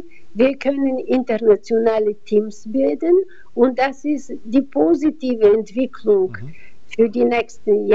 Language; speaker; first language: German; non-native, fluent; Bulgarian